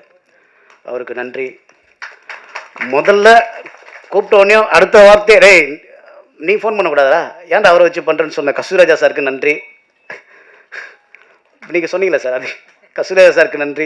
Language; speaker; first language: Tamil; native; Tamil